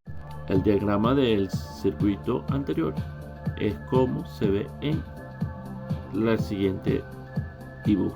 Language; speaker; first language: Spanish; native; Spanish